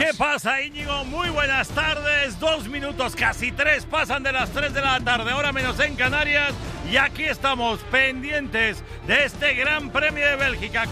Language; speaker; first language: Spanish; native; Spanish